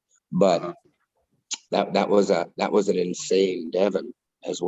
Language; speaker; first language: English; native; English